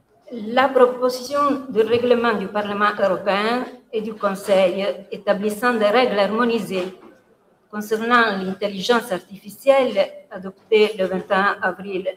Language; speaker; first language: French; non-native, fluent; Italian